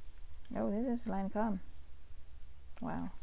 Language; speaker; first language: English; non-native, fluent; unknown